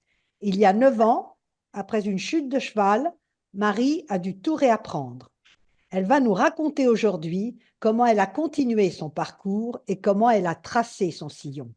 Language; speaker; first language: French; native; French